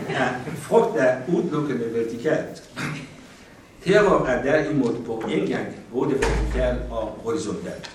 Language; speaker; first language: Danish; non-native, fluent; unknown